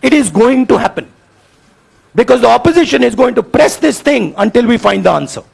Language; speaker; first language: English; non-native, local second language; Hindi